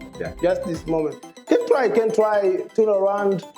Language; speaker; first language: English; non-native, learner; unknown